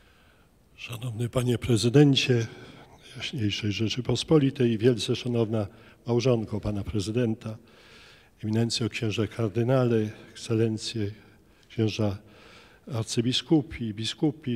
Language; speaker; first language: Polish; native; Polish